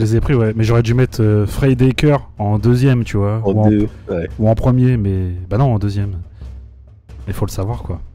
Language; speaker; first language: French; native; French